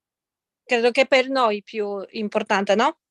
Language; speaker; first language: Italian; non-native, fluent; Polish